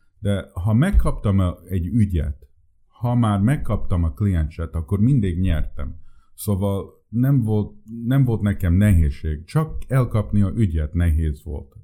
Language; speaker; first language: Hungarian; early bilingual, heritage; Hungarian